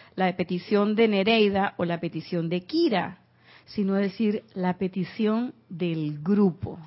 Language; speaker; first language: Spanish; native; Spanish